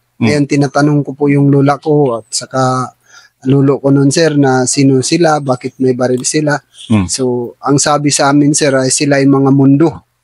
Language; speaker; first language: Filipino; non-native, local second language; Tausug